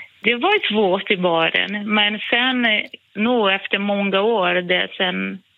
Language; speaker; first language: Swedish; non-native, fluent; Portuguese